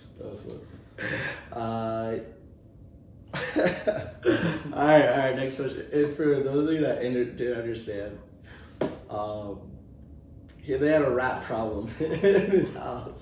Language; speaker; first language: English; native; English